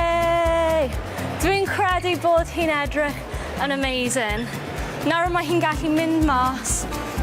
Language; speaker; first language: Welsh; non-native, local second language; English